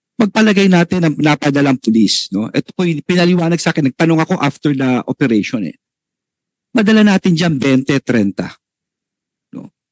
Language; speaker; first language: Filipino; native; Filipino